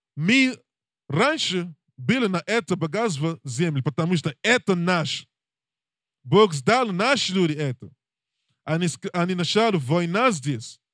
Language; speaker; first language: Russian; non-native, learner; English